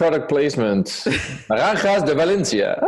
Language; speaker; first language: Spanish; non-native, fluent; Dutch